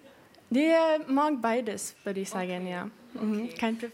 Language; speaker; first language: German; non-native, fluent; Swedish